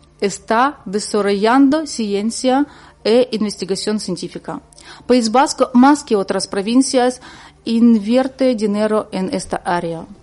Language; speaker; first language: Spanish; non-native, learner; Ukrainian